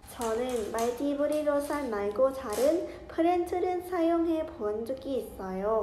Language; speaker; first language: Korean; non-native, learner; Lao